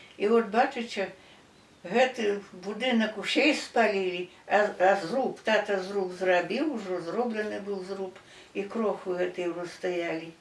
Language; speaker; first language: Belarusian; native; Belarusian